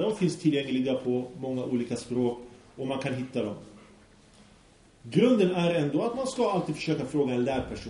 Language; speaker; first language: Swedish; early bilingual, other home language; Arabic